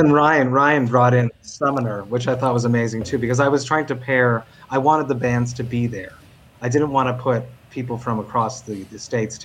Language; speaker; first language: English; native; English